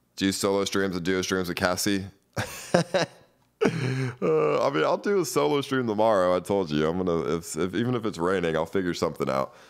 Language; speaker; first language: English; native; English